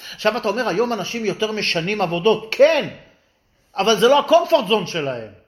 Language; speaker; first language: Hebrew; native; Hebrew